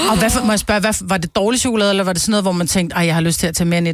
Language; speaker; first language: Danish; native; Danish